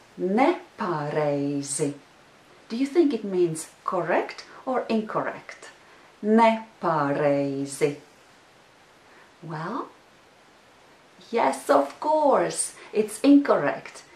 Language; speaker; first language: English; non-native, fluent; Latvian